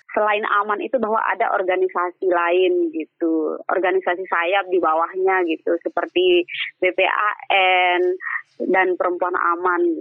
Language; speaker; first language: Indonesian; non-native, local second language; Sasak